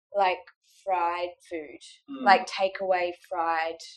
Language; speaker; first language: English; native; English